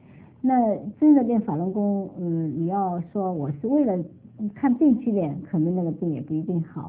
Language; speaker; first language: Chinese; native; Chinese